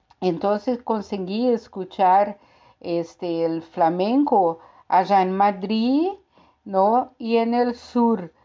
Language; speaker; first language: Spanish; non-native, fluent; Portuguese